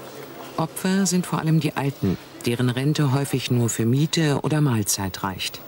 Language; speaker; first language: German; native; German